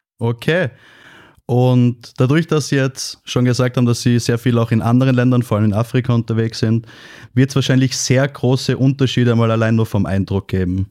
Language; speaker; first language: German; native; German